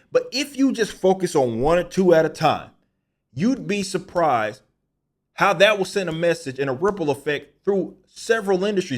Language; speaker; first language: English; native; English